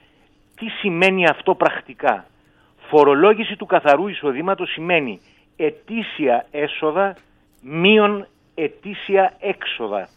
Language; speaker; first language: Greek; native; Greek